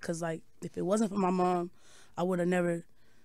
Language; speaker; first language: English; native; English